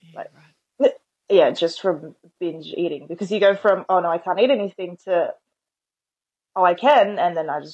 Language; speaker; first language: English; native; English